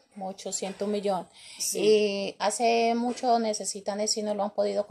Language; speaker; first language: Spanish; native; Spanish